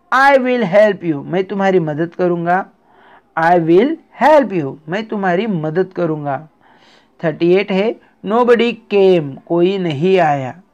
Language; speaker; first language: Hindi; non-native, local second language; Marathi